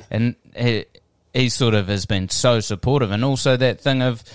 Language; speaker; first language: English; native; English